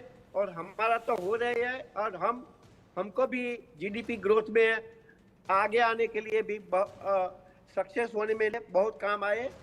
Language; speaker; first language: Hindi; non-native, local second language; Gujarati